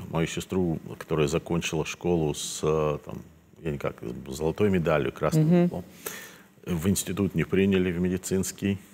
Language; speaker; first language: Russian; native; Russian